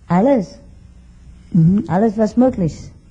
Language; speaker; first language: German; non-native, fluent; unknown